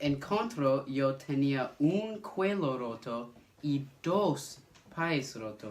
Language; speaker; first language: Spanish; non-native, learner; English